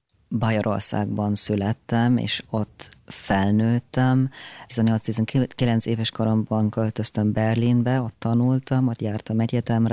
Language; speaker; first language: Hungarian; early bilingual, heritage; German